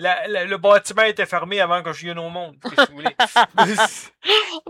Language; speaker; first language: French; native; French